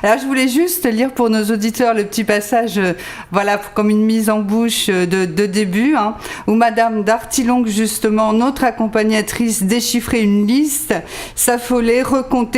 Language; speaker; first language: French; native; French